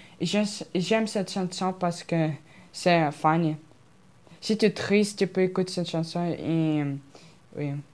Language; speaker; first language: French; non-native, learner; Russian